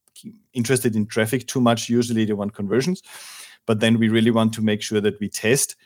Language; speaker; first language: English; non-native, fluent; German